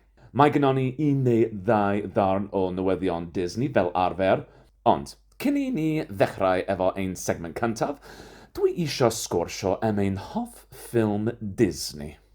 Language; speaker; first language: Welsh; non-native, fluent; English